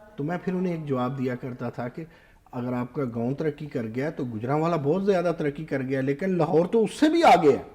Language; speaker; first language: Urdu; non-native, local second language; Punjabi